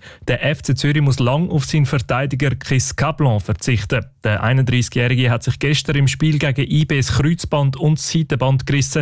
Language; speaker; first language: German; native; German